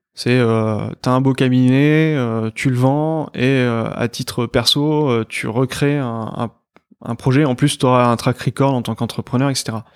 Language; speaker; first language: French; native; French